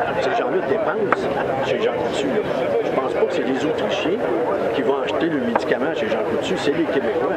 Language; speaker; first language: French; native; French